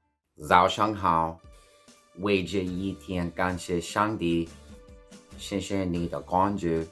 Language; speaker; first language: Chinese; non-native, learner; English